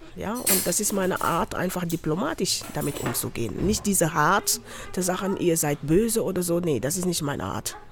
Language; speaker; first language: German; non-native, fluent; Wolof